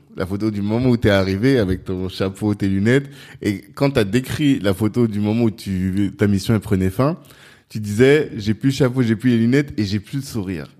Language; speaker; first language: French; non-native, local second language; Sango